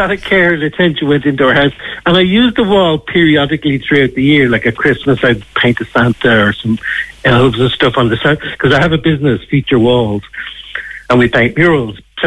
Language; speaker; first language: English; native; English